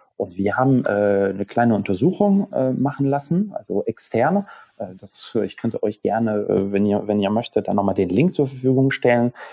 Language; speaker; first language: German; non-native, fluent; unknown